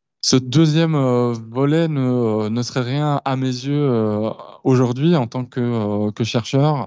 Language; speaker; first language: French; native; French